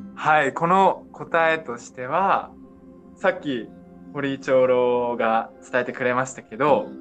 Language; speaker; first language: Japanese; native; Japanese